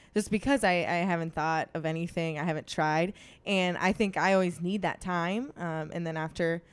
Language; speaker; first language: English; native; English